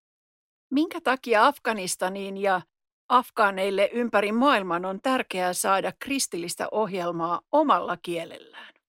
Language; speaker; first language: Finnish; native; Finnish